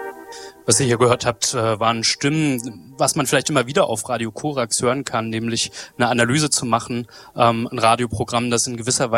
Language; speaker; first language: German; native; German